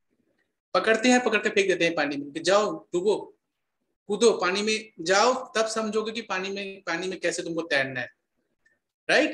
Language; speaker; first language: Hindi; native; Hindi